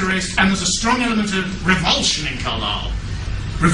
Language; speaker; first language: English; native; English